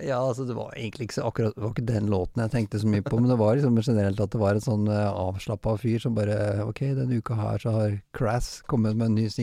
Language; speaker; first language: Norwegian; native; Norwegian